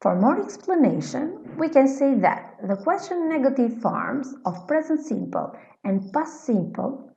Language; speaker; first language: English; non-native, fluent; Albanian